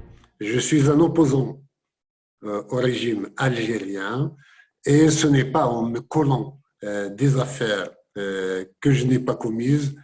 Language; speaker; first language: French; non-native, local second language; Kabyle